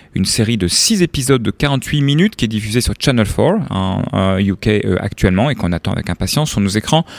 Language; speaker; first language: French; native; French